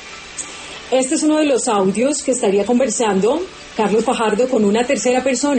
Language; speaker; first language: Spanish; native; Spanish